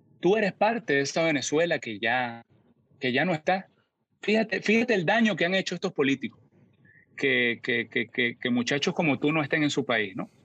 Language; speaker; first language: Spanish; native; Spanish